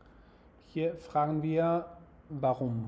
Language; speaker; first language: German; non-native, fluent; Spanish